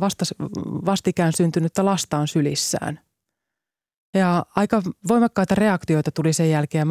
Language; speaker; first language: Finnish; native; Finnish